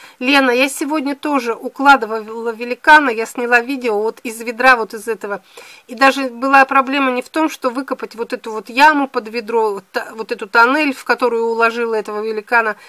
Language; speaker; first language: Russian; native; Russian